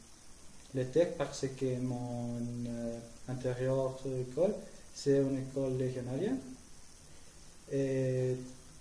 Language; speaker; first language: French; non-native, learner; Spanish